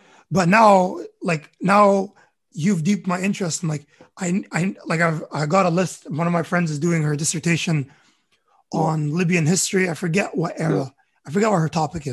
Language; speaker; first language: English; early bilingual, other home language; Arabic